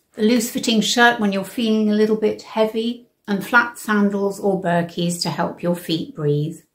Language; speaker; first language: English; native; English